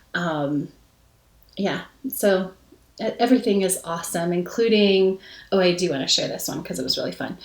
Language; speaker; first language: English; native; English